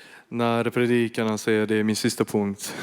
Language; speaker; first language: Swedish; non-native, fluent; Persian